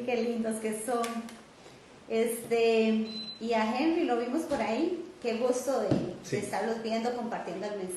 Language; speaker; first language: Spanish; native; Spanish